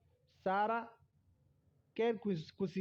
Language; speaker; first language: Portuguese; non-native, fluent; Somali